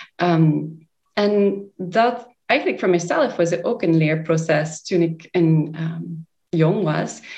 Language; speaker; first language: Dutch; non-native, fluent; English